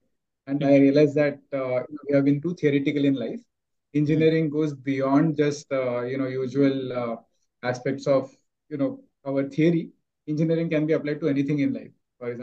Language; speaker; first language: English; non-native, local second language; Marathi